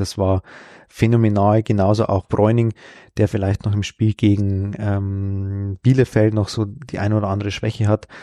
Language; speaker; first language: German; native; German